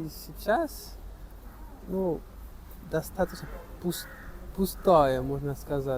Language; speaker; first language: Russian; non-native, learner; French